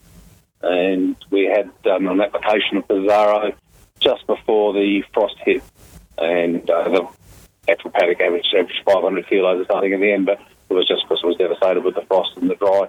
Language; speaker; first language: English; native; English